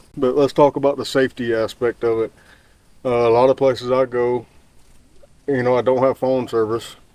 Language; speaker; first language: English; native; English